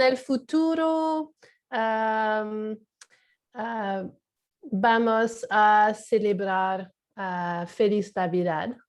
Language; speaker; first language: Spanish; non-native, learner; English